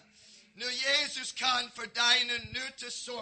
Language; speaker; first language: German; non-native, learner; English